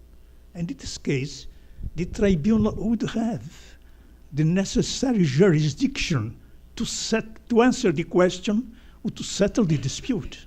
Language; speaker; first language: English; non-native, fluent; Portuguese